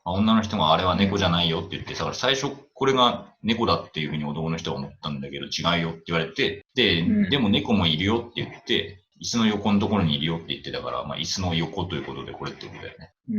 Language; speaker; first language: Japanese; native; Japanese